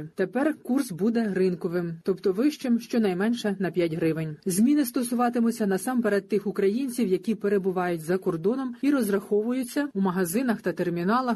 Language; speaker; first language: Ukrainian; native; Ukrainian